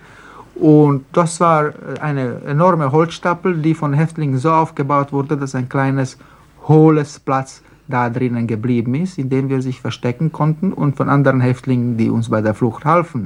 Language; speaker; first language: German; non-native, fluent; Slovak